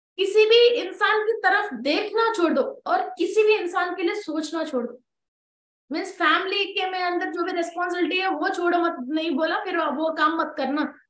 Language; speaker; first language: Hindi; non-native, local second language; Telugu